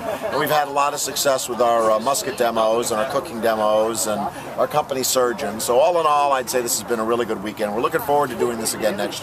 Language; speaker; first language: English; native; English